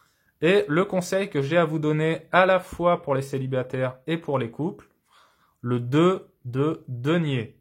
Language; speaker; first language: French; native; French